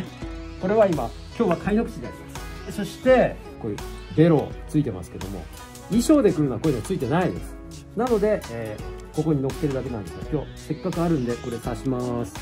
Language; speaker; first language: Japanese; native; Japanese